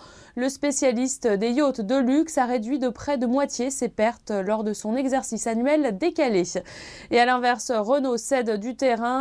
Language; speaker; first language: French; native; French